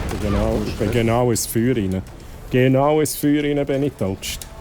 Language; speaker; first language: German; native; German